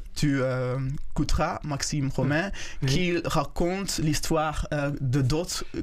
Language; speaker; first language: French; non-native, local second language; Kinyarwanda